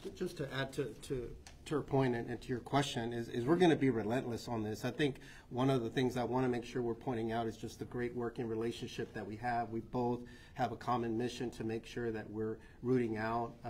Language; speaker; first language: English; early bilingual, other home language; Spanish